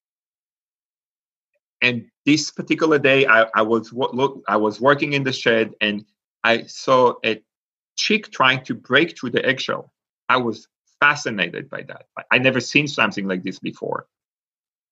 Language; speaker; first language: English; non-native, fluent; Hebrew